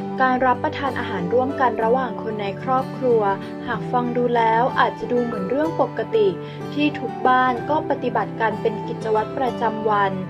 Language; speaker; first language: Thai; native; Thai